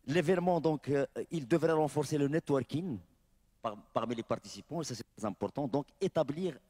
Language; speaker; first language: French; non-native, local second language; Arabic